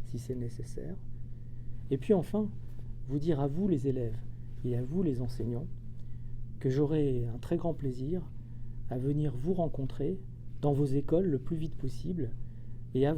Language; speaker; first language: French; native; French